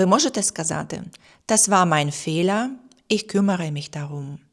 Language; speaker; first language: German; non-native, fluent; Ukrainian